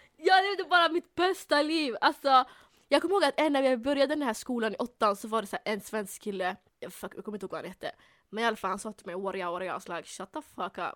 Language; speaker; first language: Swedish; early bilingual, other home language; Somali